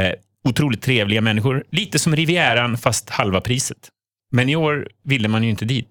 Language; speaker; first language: Swedish; native; Swedish